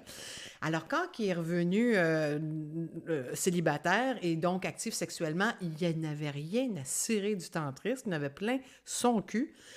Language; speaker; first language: French; native; French